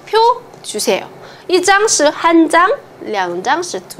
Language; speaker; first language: Korean; non-native, fluent; Chinese